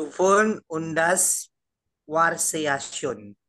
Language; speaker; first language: German; non-native, learner; Indonesian